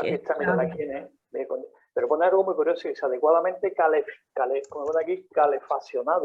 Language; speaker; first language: Spanish; native; Spanish